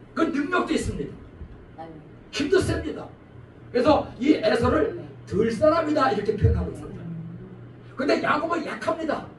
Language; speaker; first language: Korean; native; Korean